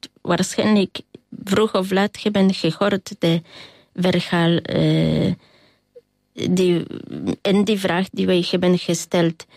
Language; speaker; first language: Dutch; non-native, learner; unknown